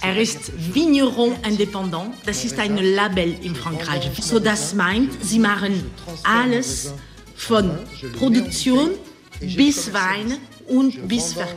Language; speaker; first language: German; non-native, learner; French